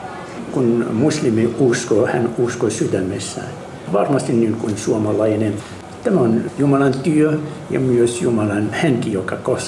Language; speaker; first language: Finnish; non-native, fluent; Arabic